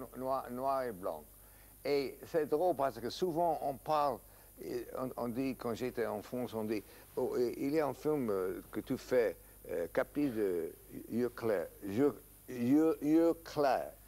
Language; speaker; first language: French; non-native, learner; English